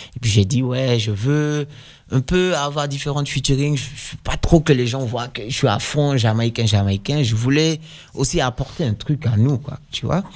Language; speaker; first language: French; non-native, fluent; Dutch